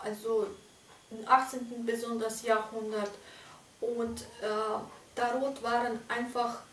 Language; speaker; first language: German; non-native, fluent; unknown